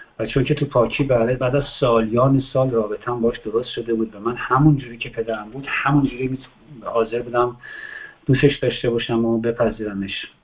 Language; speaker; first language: Persian; native; Persian